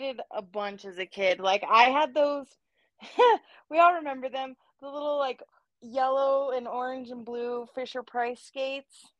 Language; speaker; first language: English; native; English